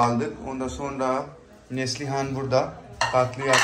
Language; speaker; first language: Turkish; non-native, learner; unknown